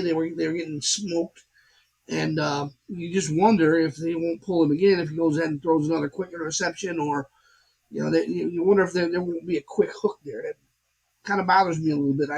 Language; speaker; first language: English; native; English